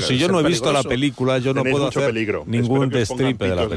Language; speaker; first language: Spanish; native; Spanish